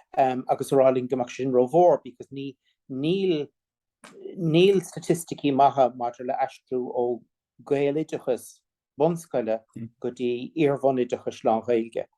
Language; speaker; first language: Irish; non-native, local second language; English